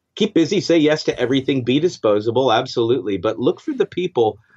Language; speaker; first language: English; native; English